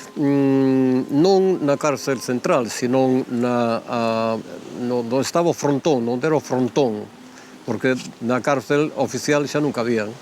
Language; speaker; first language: Galician; native; Galician